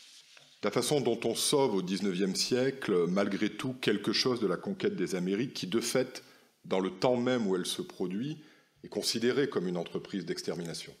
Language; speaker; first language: French; native; French